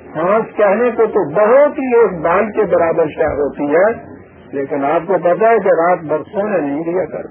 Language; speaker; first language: Urdu; non-native, local second language; Punjabi